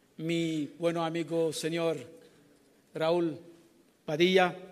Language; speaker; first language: Spanish; non-native, learner; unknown